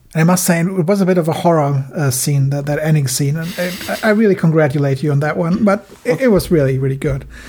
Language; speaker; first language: English; non-native, fluent; German